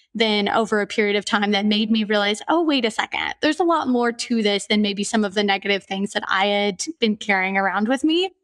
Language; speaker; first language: English; native; English